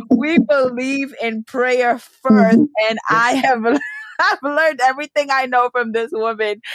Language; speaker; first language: English; early bilingual, other home language; Yoruba